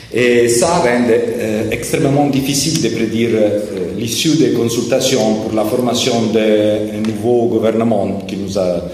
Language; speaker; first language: French; non-native, learner; Italian